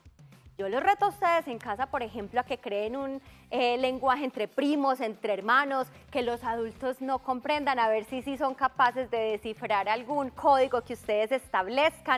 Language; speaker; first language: Spanish; native; Spanish